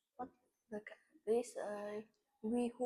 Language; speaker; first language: English; non-native, learner; Vietnamese